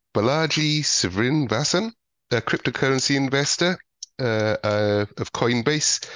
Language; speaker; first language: English; native; English